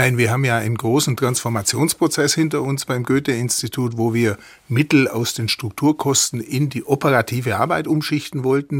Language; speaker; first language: German; native; German